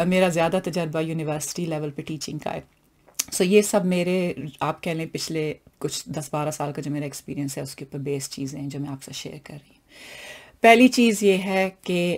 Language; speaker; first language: Urdu; non-native, local second language; Punjabi